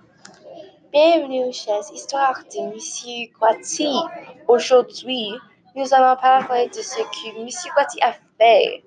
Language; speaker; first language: French; non-native, learner; English